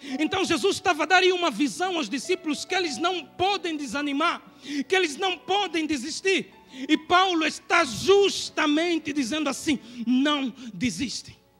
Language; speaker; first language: Portuguese; native; Portuguese